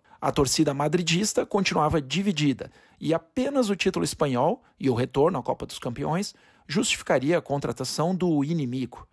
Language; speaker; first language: Portuguese; native; Portuguese